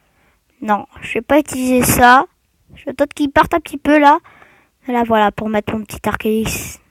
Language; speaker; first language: French; native; French